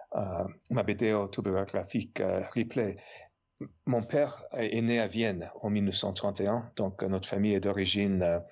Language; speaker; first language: French; non-native, fluent; English